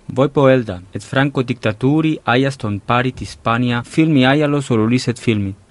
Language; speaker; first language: Estonian; non-native, fluent; Catalan